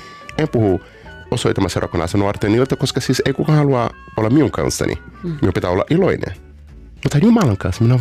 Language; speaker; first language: Finnish; non-native, fluent; Portuguese